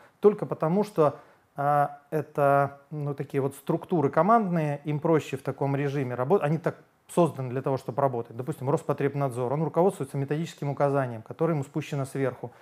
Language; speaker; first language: Russian; native; Russian